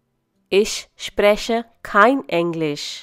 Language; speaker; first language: German; non-native, fluent; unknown